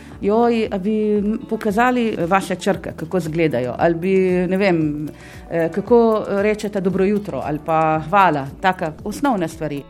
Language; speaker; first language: Slovenian; non-native, fluent; Arabic